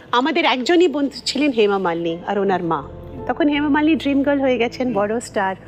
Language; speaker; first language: Bangla; non-native, local second language; Tamil